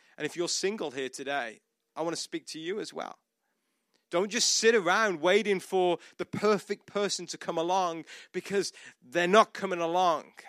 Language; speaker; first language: English; native; English